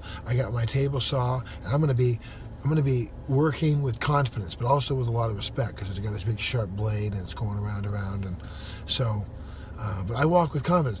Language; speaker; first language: English; native; English